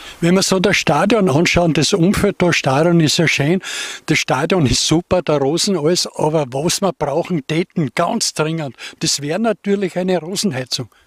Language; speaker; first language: German; native; German